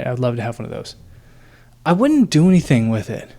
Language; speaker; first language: English; native; English